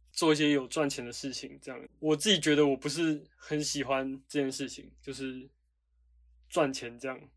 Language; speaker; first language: Chinese; native; Chinese